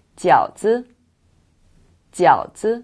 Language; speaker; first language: Chinese; non-native, fluent; Korean